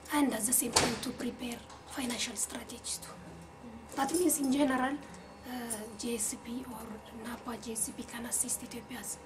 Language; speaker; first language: English; non-native, fluent; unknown